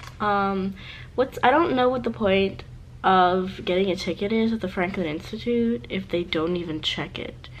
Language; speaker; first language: English; native; English